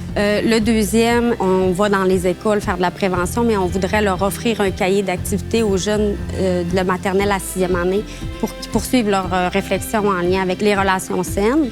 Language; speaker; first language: French; native; French